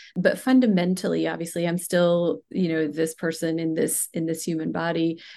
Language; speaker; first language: English; non-native, local second language; Hindi